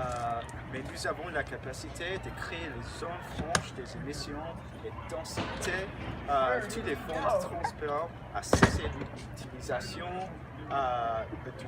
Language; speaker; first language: French; non-native, learner; English